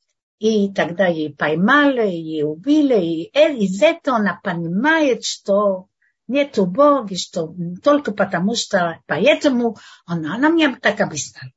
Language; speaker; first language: Russian; non-native, fluent; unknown